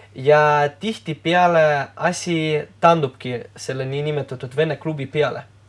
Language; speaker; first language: Estonian; non-native, local second language; Russian